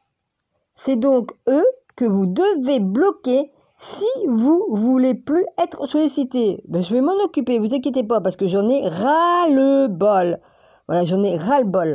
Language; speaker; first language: French; native; French